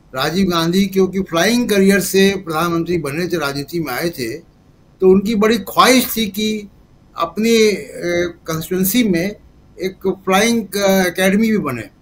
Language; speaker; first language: Hindi; native; Hindi